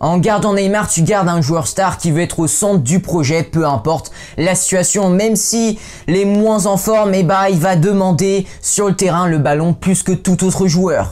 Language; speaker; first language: French; native; French